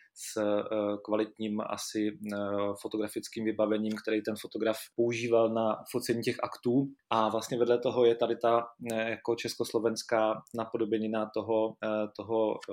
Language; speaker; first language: Czech; native; Czech